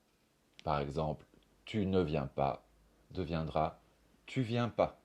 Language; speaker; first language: French; native; French